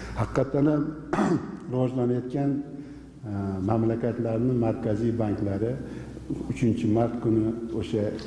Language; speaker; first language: Russian; non-native, local second language; Uzbek